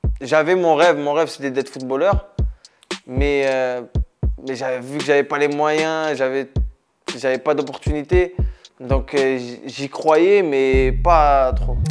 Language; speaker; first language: French; early bilingual, other home language; Arabic